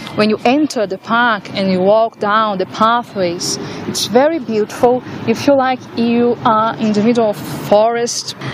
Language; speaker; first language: English; non-native, fluent; Portuguese